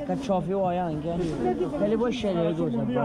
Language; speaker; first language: Italian; native; Italian